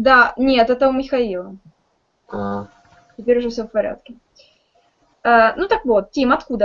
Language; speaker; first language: Russian; native; Russian